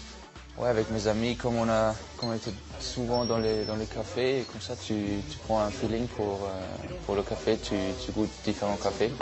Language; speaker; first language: French; non-native, fluent; German